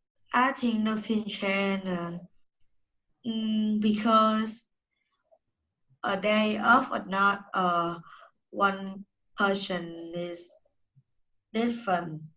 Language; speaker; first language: English; non-native, learner; Vietnamese